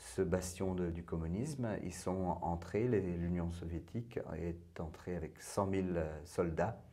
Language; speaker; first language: French; non-native, fluent; Persian